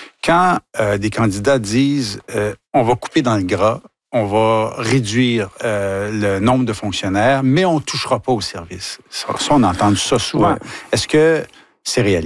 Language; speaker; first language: French; native; French